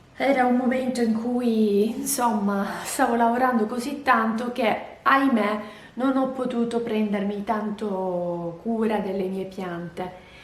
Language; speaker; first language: Italian; native; Italian